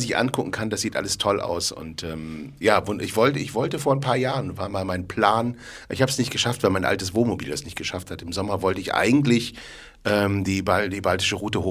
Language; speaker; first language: German; native; German